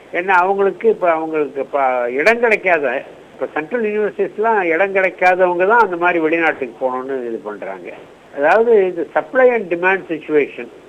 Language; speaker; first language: Tamil; native; Tamil